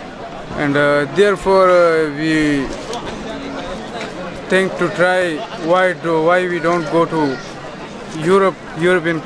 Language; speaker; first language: English; non-native, learner; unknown